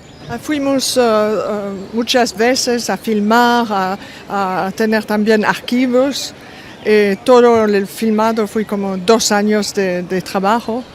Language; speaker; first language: Spanish; non-native, fluent; French